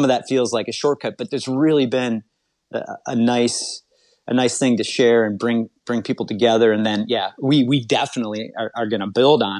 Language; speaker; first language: English; native; English